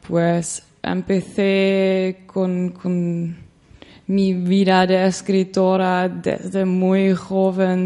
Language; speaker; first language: Spanish; non-native, learner; Dutch